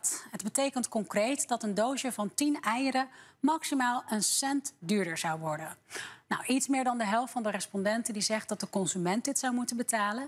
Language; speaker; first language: Dutch; native; Dutch